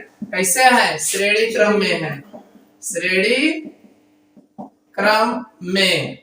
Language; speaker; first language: Hindi; native; Hindi